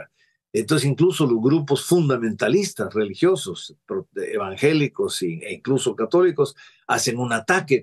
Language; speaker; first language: Spanish; native; Spanish